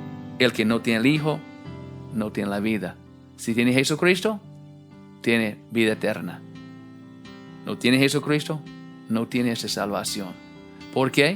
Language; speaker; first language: Spanish; non-native, fluent; English